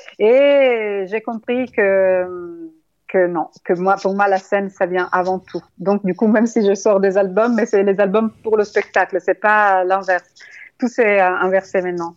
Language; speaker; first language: French; non-native, fluent; Italian